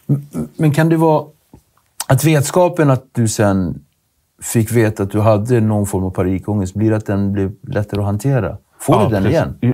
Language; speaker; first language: Swedish; native; Swedish